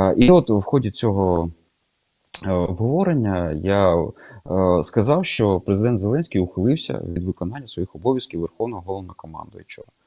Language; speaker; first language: Ukrainian; native; Ukrainian